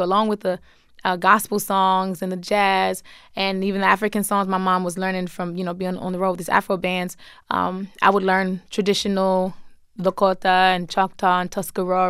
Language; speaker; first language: English; native; English